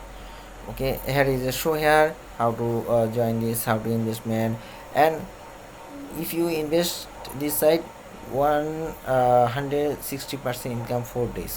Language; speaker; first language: English; non-native, learner; Bangla